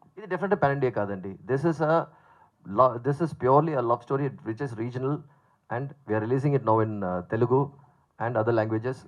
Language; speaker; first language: Telugu; native; Telugu